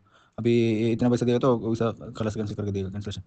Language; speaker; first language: Hindi; non-native, learner; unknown